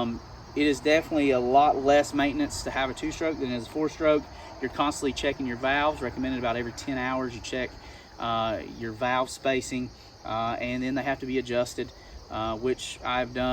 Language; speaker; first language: English; native; English